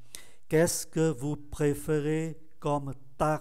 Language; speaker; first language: French; non-native, fluent; Vietnamese